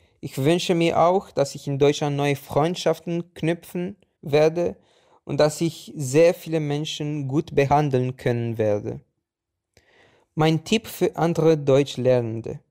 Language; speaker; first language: German; non-native, fluent; Romanian